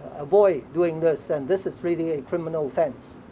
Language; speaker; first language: English; non-native, local second language; Chinese